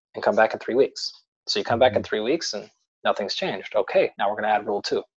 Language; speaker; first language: English; native; English